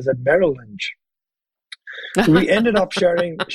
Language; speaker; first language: English; non-native, local second language; Telugu